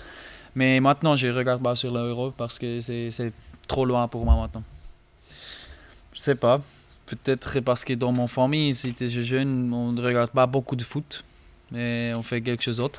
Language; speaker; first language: French; non-native, learner; German